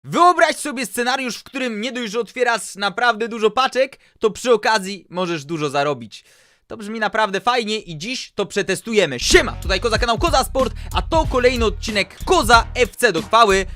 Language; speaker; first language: Polish; native; Polish